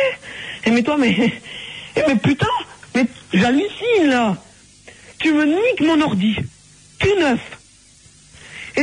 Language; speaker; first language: French; native; French